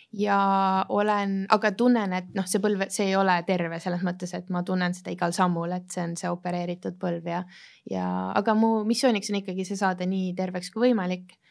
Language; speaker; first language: Estonian; native; Estonian